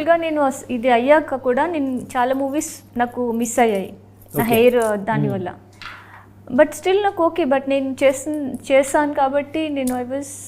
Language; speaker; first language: Telugu; non-native, local second language; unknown